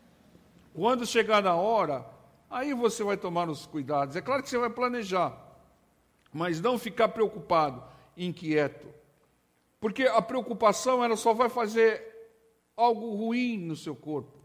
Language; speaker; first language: Portuguese; native; Portuguese